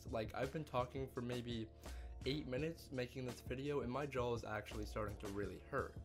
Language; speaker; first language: English; native; English